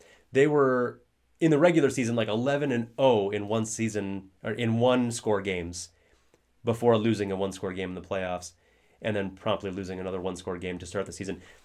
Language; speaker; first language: English; native; English